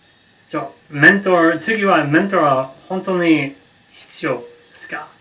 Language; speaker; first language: Japanese; non-native, learner; English